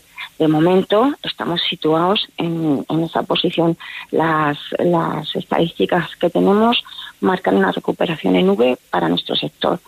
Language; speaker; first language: Spanish; native; Spanish